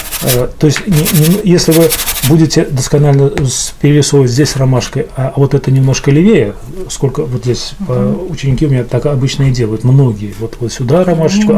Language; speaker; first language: Russian; native; Russian